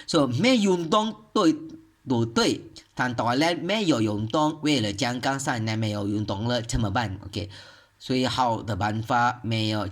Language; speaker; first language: Chinese; non-native, learner; Malay